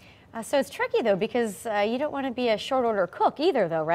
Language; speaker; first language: English; native; English